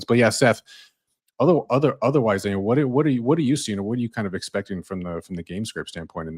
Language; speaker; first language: English; native; English